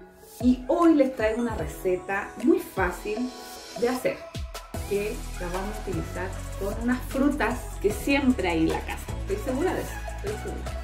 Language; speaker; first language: Spanish; native; Spanish